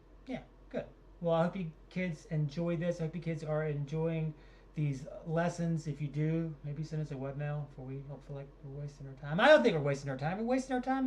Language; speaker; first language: English; native; English